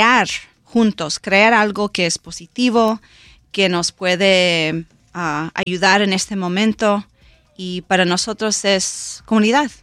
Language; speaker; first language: Spanish; non-native, local second language; English